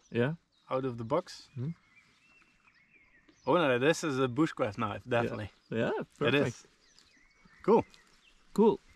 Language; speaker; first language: English; non-native, fluent; Swedish